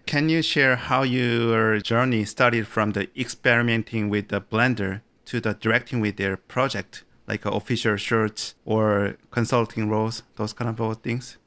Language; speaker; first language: English; non-native, fluent; Korean